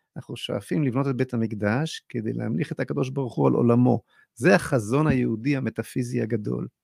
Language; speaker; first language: Hebrew; native; Hebrew